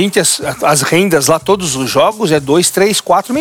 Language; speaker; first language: Portuguese; native; Portuguese